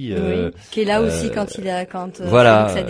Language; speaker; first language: French; native; French